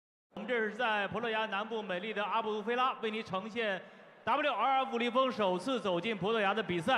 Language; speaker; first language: Chinese; native; Chinese